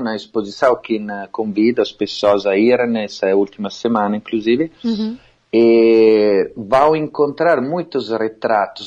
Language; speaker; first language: Portuguese; non-native, fluent; Italian